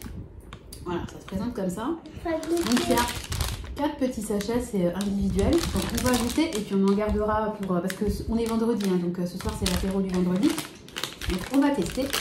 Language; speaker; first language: French; native; French